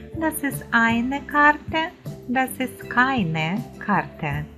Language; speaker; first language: German; non-native, fluent; Ukrainian